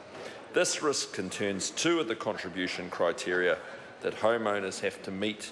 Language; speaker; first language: English; native; English